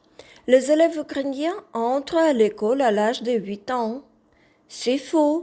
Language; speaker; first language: French; non-native, fluent; Ukrainian